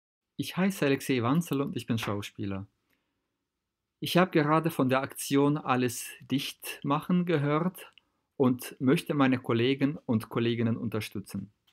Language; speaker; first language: German; non-native, fluent; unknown